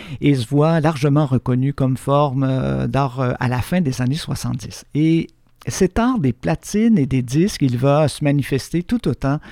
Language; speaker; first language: French; native; French